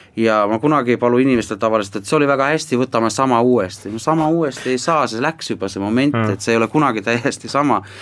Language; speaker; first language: Estonian; non-native, local second language; Finnish